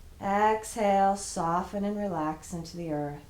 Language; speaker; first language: English; native; English